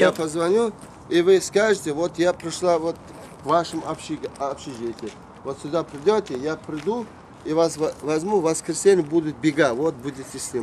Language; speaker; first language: Russian; non-native, local second language; Uzbek